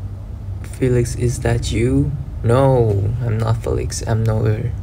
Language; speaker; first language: English; non-native, learner; Thai